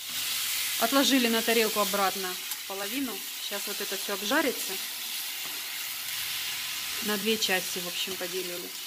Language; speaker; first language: Russian; native; Russian